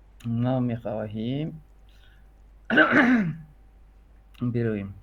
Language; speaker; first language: Persian; non-native, learner; Urdu